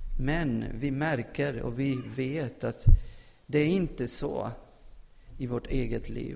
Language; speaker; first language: Swedish; non-native, fluent; Spanish